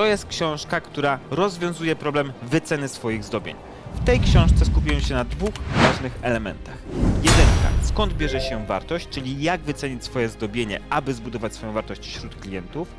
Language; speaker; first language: Polish; native; Polish